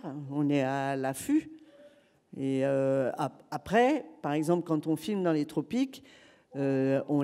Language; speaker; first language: French; native; French